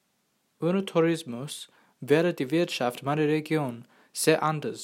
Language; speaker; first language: German; non-native, learner; English